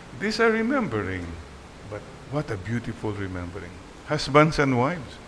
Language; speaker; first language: English; non-native, local second language; Filipino